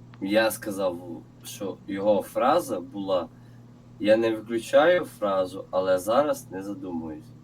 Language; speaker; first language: Ukrainian; non-native, local second language; Russian